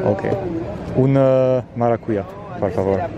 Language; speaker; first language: Spanish; non-native, learner; French